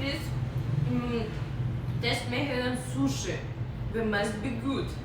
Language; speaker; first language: English; non-native, learner; Russian